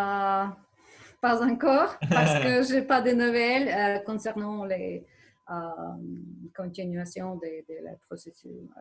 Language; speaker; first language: French; non-native, learner; Ukrainian